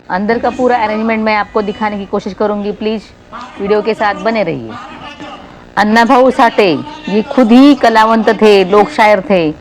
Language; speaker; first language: Hindi; non-native, local second language; Marathi